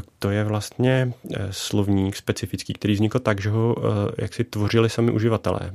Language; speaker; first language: Czech; native; Czech